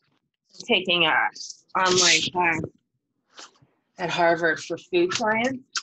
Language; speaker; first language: English; native; English